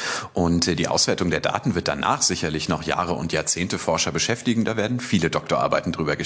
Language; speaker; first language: German; native; German